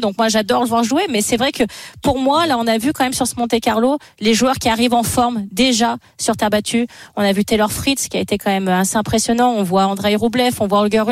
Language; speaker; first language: French; native; French